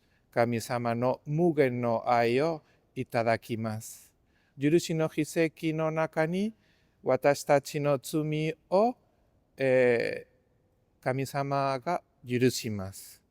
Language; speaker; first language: Japanese; non-native, fluent; Spanish